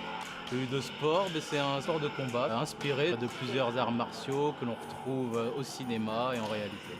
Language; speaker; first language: French; native; French